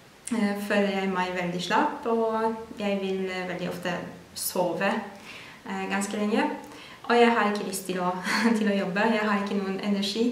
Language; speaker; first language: Norwegian; non-native, fluent; Polish